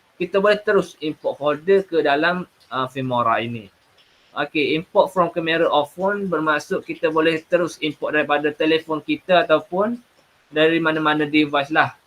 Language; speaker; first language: Malay; native; Malay